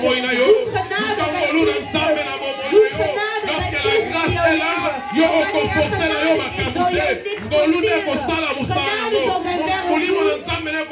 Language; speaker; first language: Dutch; non-native, learner; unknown